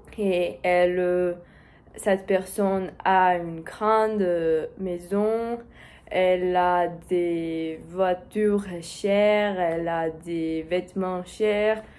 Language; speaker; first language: French; non-native, learner; Portuguese